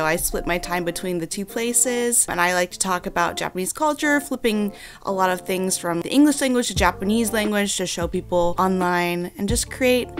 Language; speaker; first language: English; native; English